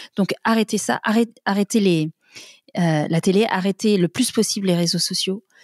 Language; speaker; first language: French; native; French